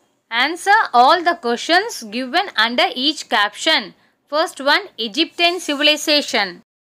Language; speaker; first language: English; non-native, local second language; Tamil